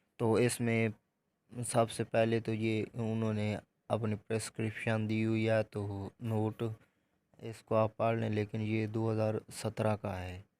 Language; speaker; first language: Urdu; non-native, local second language; Punjabi